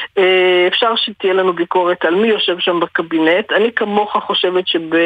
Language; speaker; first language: Hebrew; native; Hebrew